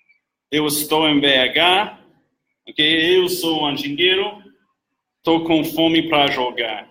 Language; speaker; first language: Portuguese; non-native, fluent; English